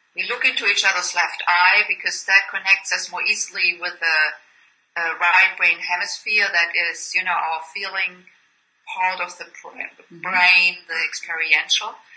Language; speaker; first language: English; non-native, fluent; German